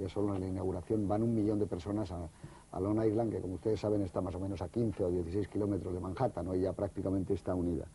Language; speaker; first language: Spanish; native; Spanish